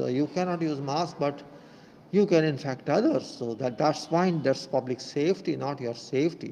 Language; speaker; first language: English; non-native, local second language; Hindi